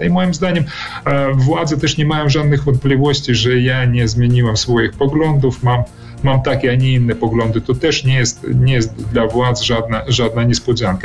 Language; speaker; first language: Polish; early bilingual, heritage; Polish